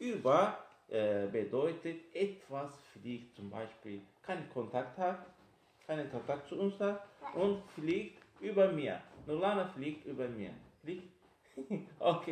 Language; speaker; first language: German; non-native, fluent; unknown